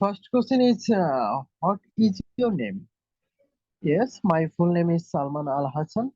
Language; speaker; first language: English; non-native, learner; Bangla